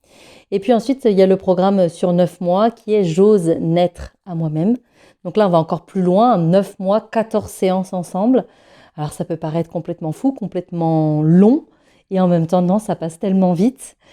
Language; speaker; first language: French; native; French